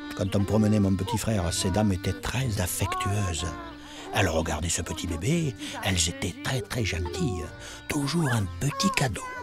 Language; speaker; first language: French; early bilingual, other home language; German